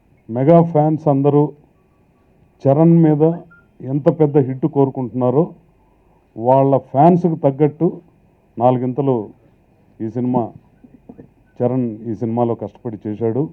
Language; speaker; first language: Telugu; native; Telugu